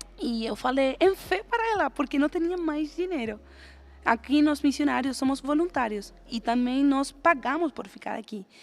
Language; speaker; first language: Portuguese; non-native, fluent; Spanish